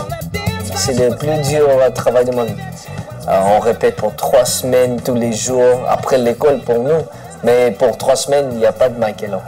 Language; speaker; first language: French; non-native, learner; English